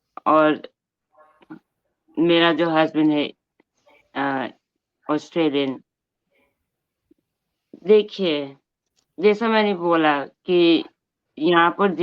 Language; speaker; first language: Hindi; non-native, local second language; Bangla